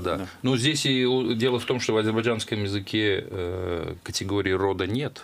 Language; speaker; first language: Russian; non-native, local second language; Azerbaijani